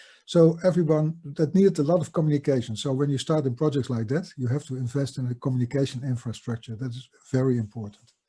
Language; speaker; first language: English; non-native, fluent; Dutch